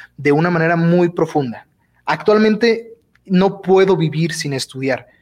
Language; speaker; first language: Spanish; native; Spanish